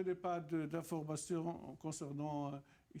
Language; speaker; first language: French; non-native, fluent; Arabic